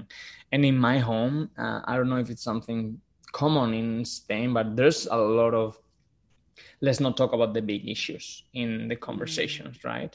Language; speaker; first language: English; non-native, fluent; Spanish